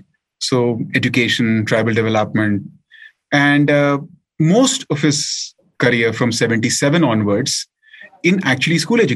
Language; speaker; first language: English; non-native, local second language; Hindi